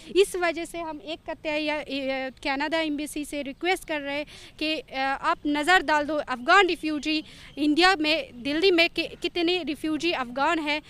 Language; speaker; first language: Hindi; non-native, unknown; Persian